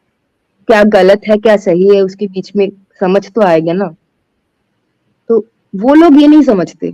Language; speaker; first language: Hindi; non-native, local second language; Bangla